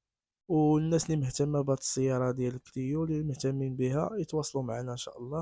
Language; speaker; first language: Arabic; native; Arabic